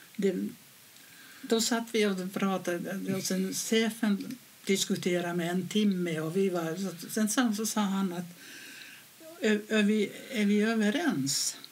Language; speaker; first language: Swedish; non-native, fluent; Finnish